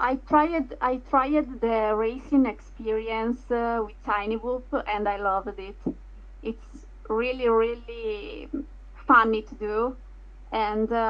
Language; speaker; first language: English; non-native, fluent; Italian